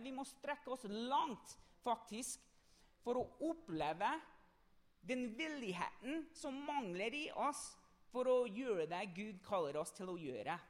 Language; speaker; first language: Norwegian; non-native, fluent; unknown